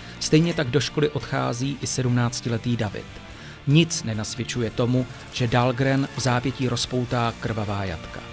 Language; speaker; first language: Czech; native; Czech